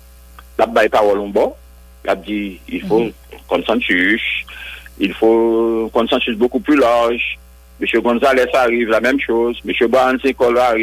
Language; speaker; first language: French; non-native, local second language; Haitian Creole